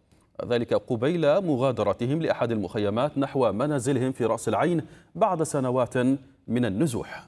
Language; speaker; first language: Arabic; native; Arabic